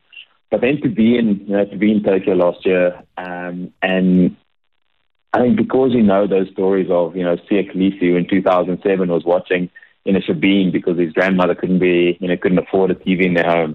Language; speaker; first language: English; native; English